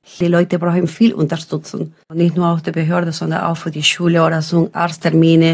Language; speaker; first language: German; non-native, learner; Spanish